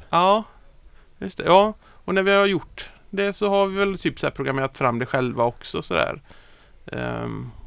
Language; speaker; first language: Swedish; native; Swedish